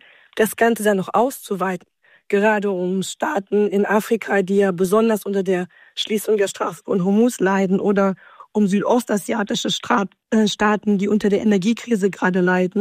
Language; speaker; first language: German; native; German